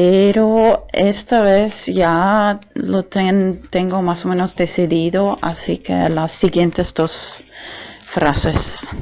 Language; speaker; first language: Spanish; non-native, fluent; German